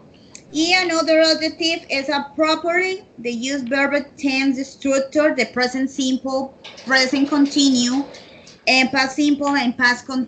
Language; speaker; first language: English; non-native, learner; Spanish